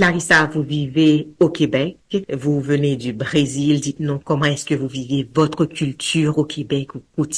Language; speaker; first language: French; native; French